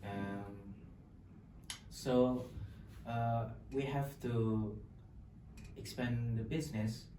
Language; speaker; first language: English; non-native, local second language; Indonesian